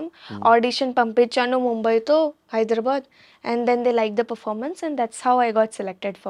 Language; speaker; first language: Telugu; non-native, learner; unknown